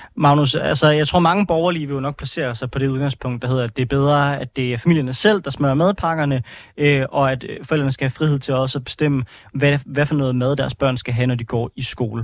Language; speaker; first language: Danish; native; Danish